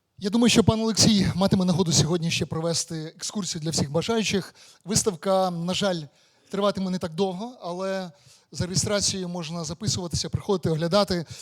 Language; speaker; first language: Ukrainian; native; Ukrainian